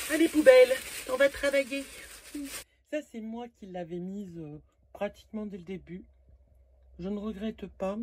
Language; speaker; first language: French; native; French